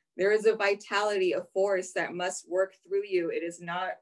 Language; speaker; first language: English; native; English